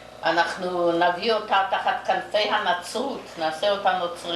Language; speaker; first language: Hebrew; non-native, fluent; Yiddish